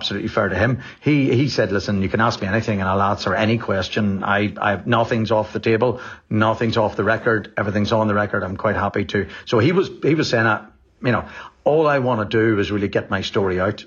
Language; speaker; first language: English; native; English